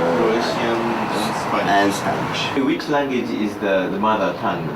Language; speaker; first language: English; non-native, fluent; Japanese